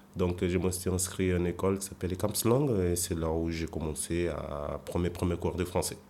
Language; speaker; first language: French; non-native, fluent; Portuguese